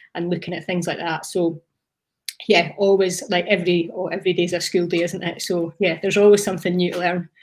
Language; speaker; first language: English; native; English